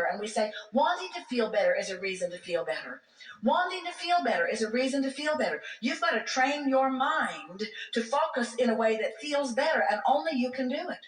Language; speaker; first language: English; native; English